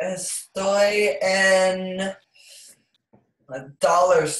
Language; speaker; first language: Spanish; non-native, learner; English